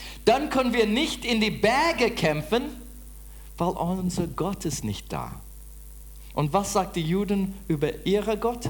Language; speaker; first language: German; non-native, fluent; English